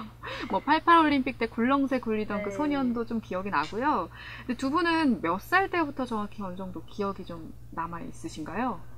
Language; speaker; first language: Korean; native; Korean